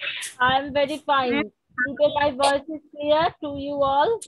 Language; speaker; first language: English; non-native, local second language; Bangla